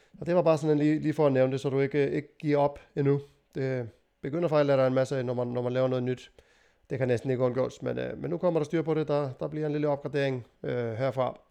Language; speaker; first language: Danish; native; Danish